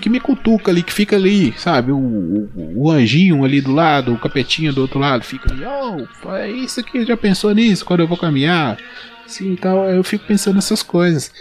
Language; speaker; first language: Portuguese; native; Portuguese